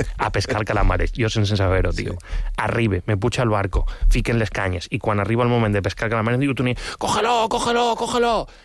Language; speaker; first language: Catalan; non-native, local second language; Spanish